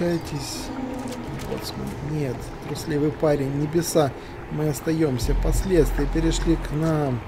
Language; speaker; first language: Russian; native; Russian